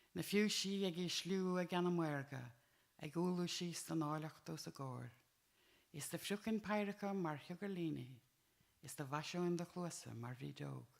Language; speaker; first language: Irish; native; Irish